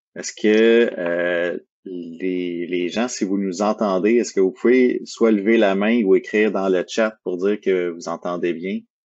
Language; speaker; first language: French; native; French